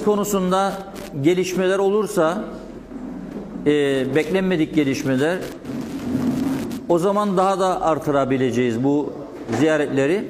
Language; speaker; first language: Turkish; native; Turkish